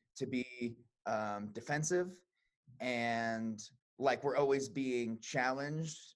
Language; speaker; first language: English; native; English